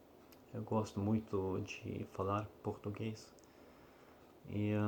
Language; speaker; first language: Portuguese; non-native, learner; Russian